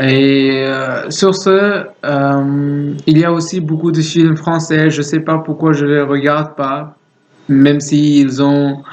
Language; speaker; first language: French; non-native, learner; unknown